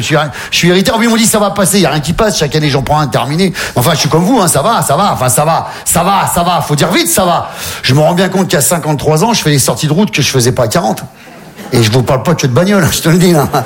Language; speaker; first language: French; native; French